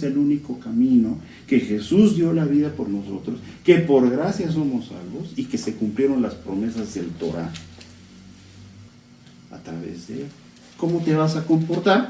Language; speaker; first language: Spanish; native; Spanish